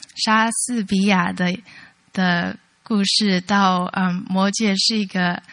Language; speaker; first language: Chinese; early bilingual, heritage; Chinese